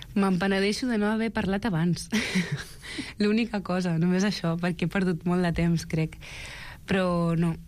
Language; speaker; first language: Catalan; early bilingual, other home language; Arabic